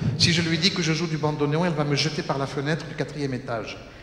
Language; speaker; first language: French; native; French